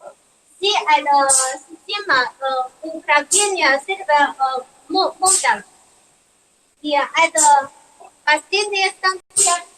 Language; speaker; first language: Russian; non-native, learner; Chinese